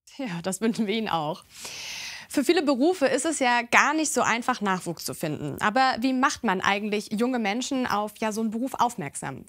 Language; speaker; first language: German; native; German